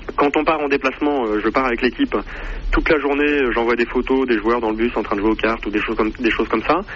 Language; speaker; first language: French; native; French